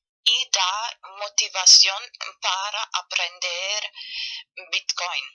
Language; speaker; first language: Spanish; non-native, fluent; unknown